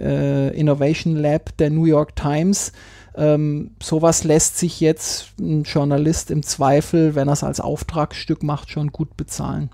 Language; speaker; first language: German; native; German